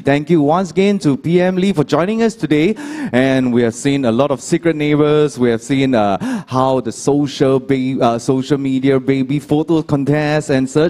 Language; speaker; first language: English; non-native, local second language; Chinese